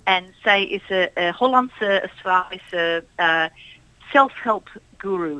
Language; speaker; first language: Dutch; early bilingual, heritage; Dutch